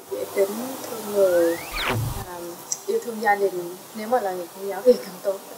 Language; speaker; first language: Vietnamese; early bilingual, heritage; Vietnamese